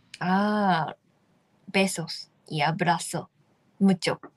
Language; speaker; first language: Spanish; non-native, learner; Japanese